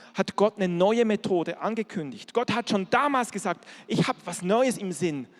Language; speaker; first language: German; native; German